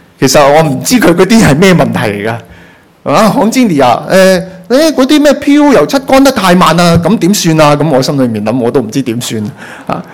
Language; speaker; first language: Chinese; non-native, local second language; Cantonese